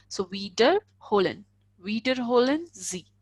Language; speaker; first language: German; non-native, fluent; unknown